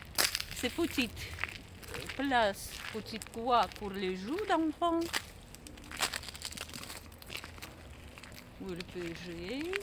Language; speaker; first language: French; non-native, learner; Russian